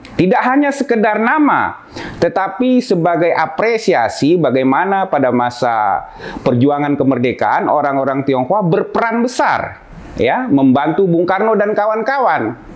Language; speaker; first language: Indonesian; native; Indonesian